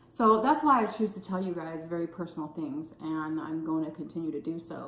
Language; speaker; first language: English; native; English